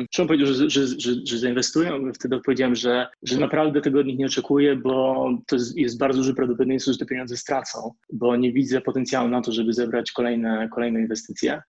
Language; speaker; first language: Polish; native; Polish